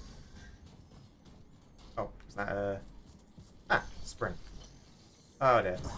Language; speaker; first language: English; native; English